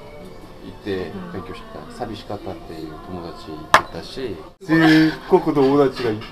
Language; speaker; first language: Japanese; non-native, fluent; Korean